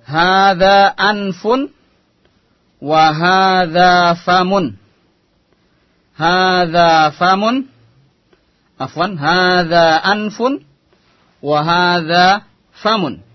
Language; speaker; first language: Arabic; non-native, fluent; Indonesian